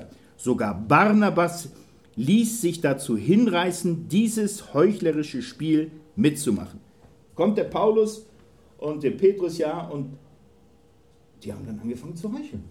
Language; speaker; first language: German; native; German